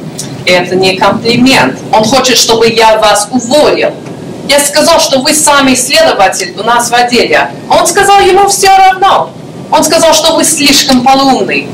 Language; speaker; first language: Russian; non-native, learner; English